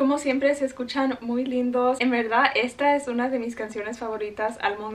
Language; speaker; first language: Spanish; early bilingual, heritage; Spanish